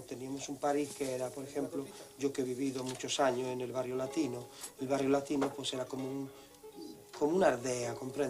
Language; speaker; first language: Spanish; native; Spanish